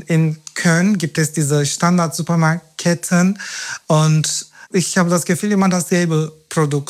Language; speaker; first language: German; non-native, fluent; Turkish